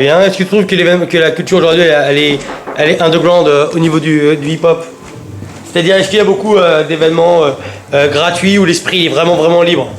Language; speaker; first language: French; native; French